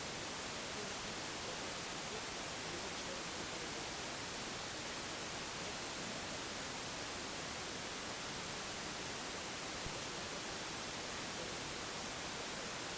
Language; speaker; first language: Russian; native; Russian